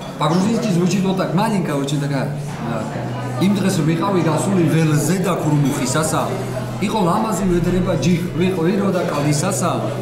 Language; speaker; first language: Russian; non-native, fluent; Georgian